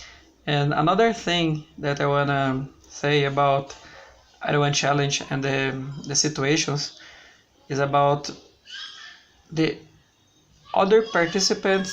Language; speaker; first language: English; non-native, learner; Portuguese